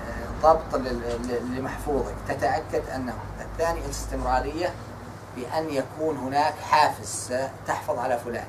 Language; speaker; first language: Arabic; native; Arabic